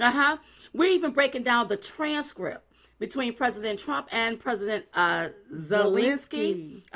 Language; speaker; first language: English; native; English